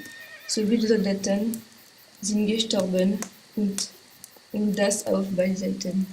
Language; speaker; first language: German; non-native, learner; French